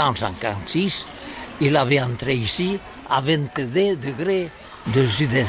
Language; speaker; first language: French; non-native, learner; Catalan